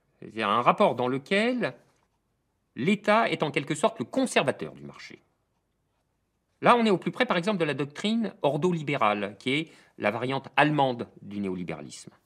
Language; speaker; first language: French; native; French